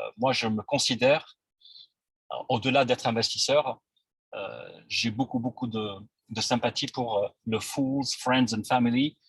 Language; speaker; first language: French; non-native, local second language; Arabic